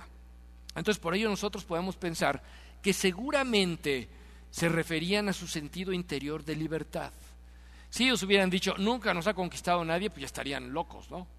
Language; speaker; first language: Spanish; native; Spanish